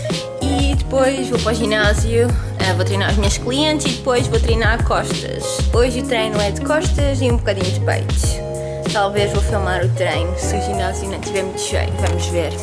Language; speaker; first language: Portuguese; early bilingual, heritage; Portuguese